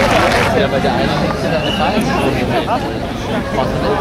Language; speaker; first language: German; non-native, learner; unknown